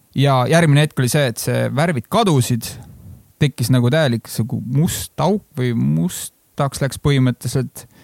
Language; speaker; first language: Estonian; native; Estonian